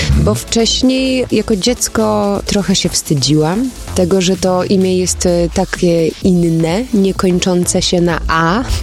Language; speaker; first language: Polish; early bilingual, other home language; German